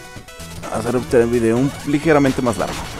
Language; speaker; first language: Spanish; native; Spanish